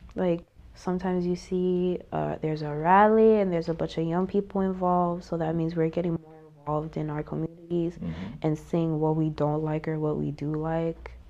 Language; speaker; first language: English; native; English